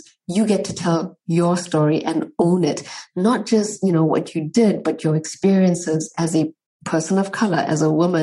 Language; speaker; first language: English; native; English